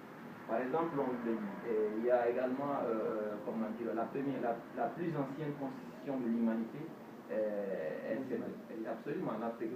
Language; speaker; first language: French; non-native, local second language; Bambara